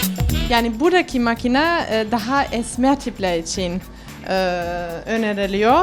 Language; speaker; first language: Turkish; early bilingual, heritage; Turkish